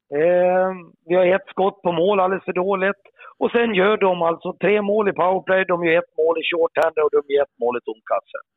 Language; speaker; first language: Swedish; native; Swedish